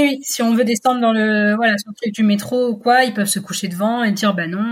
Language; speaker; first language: French; native; French